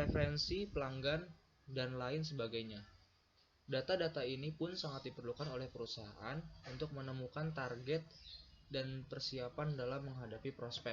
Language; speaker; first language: Indonesian; native; Indonesian